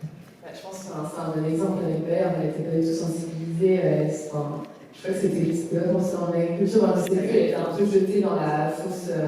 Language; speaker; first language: French; native; French